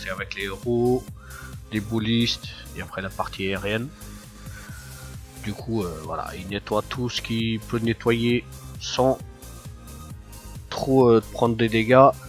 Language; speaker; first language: French; native; French